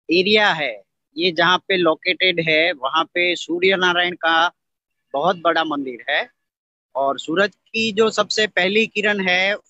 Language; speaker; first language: Hindi; non-native, local second language; Gujarati